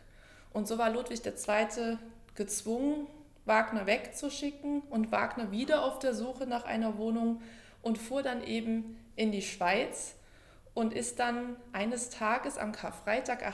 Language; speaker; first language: German; native; German